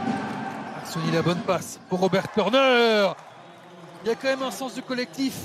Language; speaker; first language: French; native; French